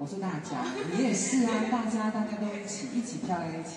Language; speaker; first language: Chinese; native; Chinese